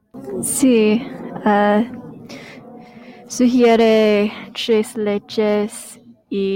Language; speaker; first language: Spanish; non-native, learner; English